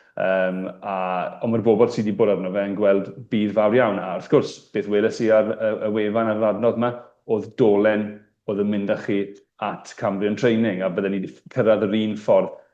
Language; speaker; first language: Welsh; native; Welsh